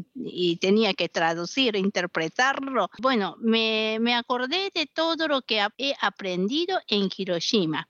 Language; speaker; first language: Spanish; non-native, fluent; Japanese